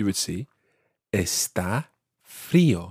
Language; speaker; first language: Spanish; non-native, fluent; English